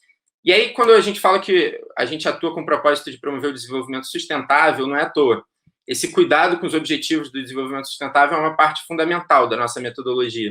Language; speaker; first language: Portuguese; native; Portuguese